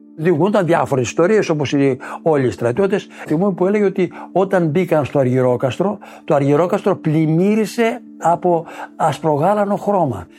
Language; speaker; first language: Greek; native; Greek